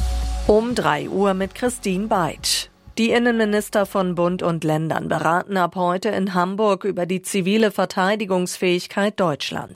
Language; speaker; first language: German; native; German